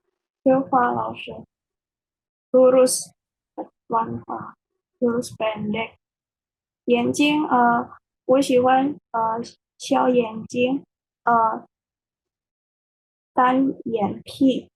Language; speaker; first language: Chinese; non-native, learner; Indonesian